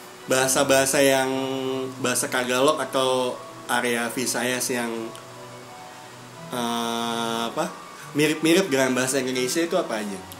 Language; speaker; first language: Indonesian; native; Indonesian